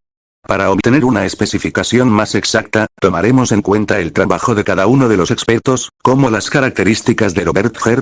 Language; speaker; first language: Spanish; native; Spanish